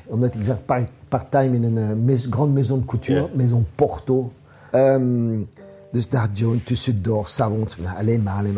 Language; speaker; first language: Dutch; non-native, fluent; French